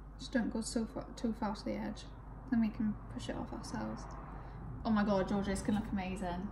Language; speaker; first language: English; native; English